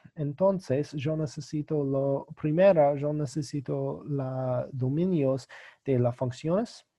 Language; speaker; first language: Spanish; non-native, learner; English